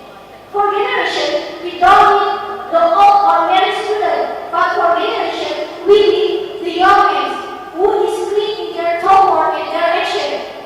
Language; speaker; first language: English; non-native, learner; Indonesian